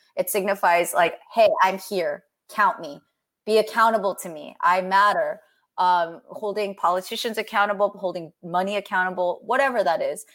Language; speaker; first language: English; native; English